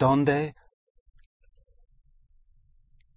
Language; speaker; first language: Spanish; non-native, learner; English